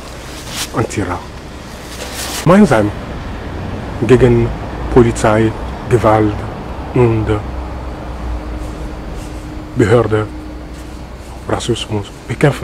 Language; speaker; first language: German; non-native, learner; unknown